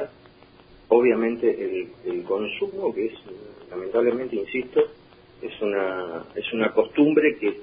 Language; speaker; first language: Spanish; native; Spanish